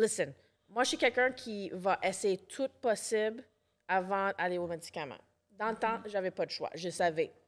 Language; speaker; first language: French; non-native, local second language; English